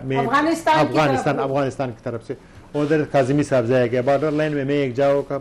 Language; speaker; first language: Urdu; non-native, learner; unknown